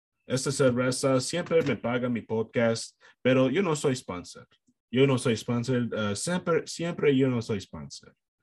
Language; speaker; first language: Spanish; non-native, learner; English